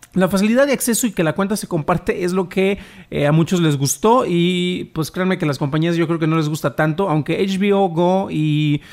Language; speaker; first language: Spanish; native; Spanish